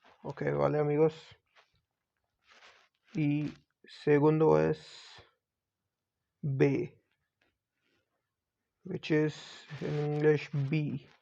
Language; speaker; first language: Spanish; non-native, learner; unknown